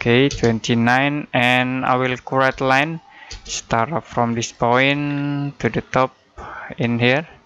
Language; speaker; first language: English; non-native, learner; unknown